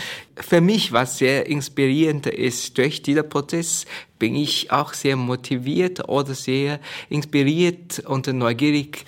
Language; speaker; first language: German; non-native, fluent; Chinese